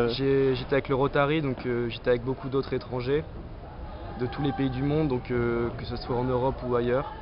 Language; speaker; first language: French; native; French